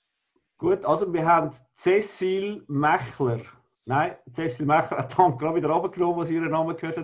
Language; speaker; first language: German; native; German